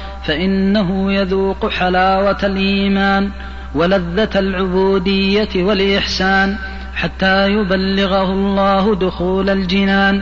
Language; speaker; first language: Arabic; native; Arabic